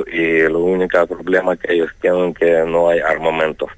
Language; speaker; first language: Spanish; non-native, fluent; Ukrainian